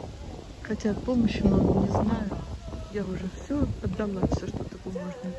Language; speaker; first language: Russian; native; Russian